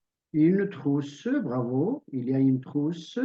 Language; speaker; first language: French; non-native, local second language; Arabic